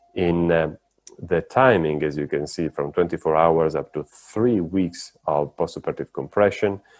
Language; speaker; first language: English; non-native, fluent; Italian